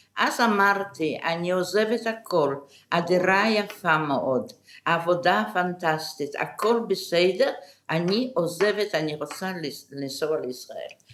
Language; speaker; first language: Hebrew; non-native, fluent; Yiddish